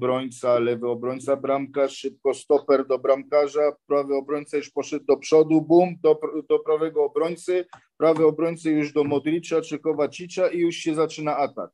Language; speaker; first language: Polish; early bilingual, heritage; Polish